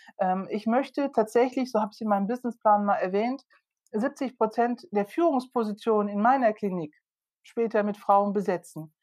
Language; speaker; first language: German; early bilingual, other home language; Turkish